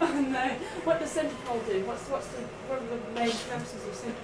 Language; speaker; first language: English; native; English